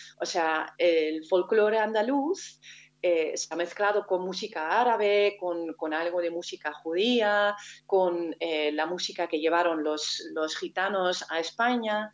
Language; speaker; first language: Spanish; non-native, fluent; Dutch